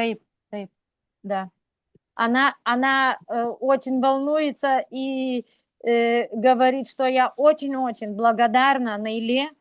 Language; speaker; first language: Russian; non-native, local second language; Lithuanian